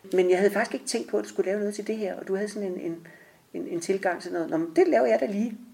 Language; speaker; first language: Danish; native; Danish